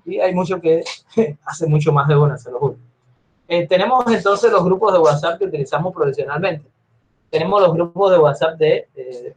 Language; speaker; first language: Spanish; native; Spanish